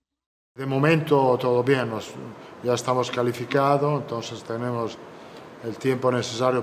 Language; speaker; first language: Portuguese; non-native, learner; Italian